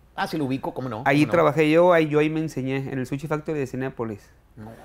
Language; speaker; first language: Spanish; native; Spanish